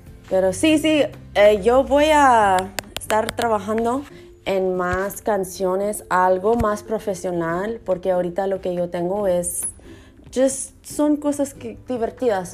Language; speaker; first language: Spanish; early bilingual, heritage; Spanish